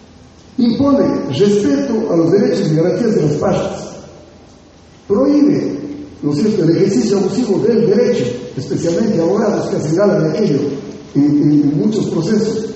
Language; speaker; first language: Spanish; native; Spanish